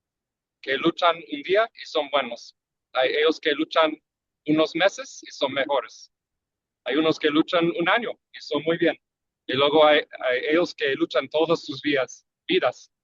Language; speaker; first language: Spanish; early bilingual, heritage; English